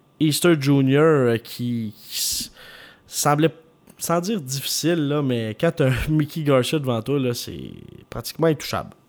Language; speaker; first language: French; native; French